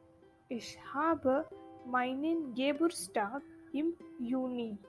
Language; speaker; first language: German; non-native, fluent; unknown